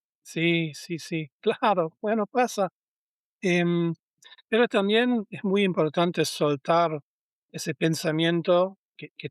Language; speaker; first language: Spanish; non-native, learner; German